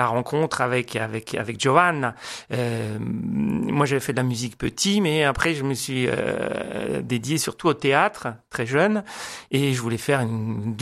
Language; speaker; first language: French; native; French